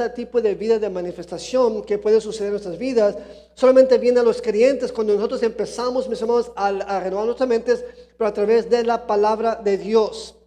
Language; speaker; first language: Spanish; early bilingual, heritage; Spanish